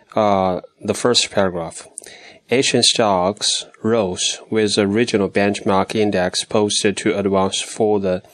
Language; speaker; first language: English; non-native, fluent; Chinese